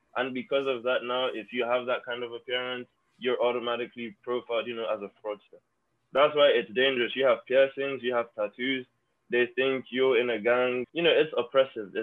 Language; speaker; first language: English; non-native, local second language; Yoruba